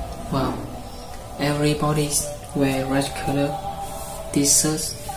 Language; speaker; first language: English; non-native, learner; Vietnamese